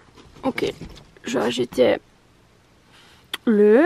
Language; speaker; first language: French; non-native, learner; Norwegian